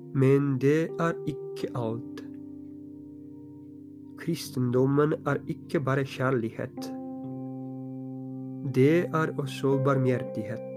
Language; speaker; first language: Norwegian; non-native, fluent; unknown